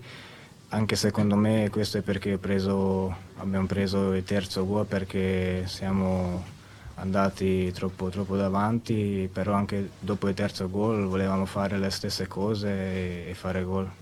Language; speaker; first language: Italian; non-native, fluent; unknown